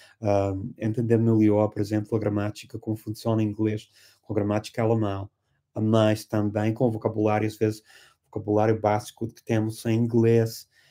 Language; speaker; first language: Portuguese; non-native, fluent; English